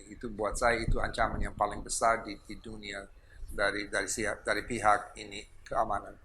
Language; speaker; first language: Indonesian; non-native, fluent; English